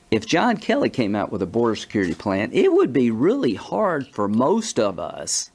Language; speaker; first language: English; native; English